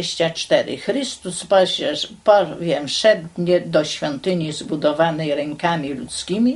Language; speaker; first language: Polish; native; Polish